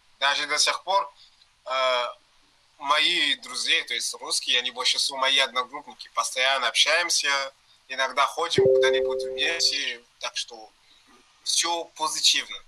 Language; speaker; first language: Russian; non-native, learner; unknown